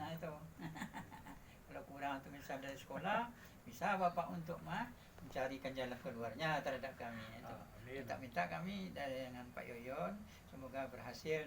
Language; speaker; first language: Indonesian; non-native, local second language; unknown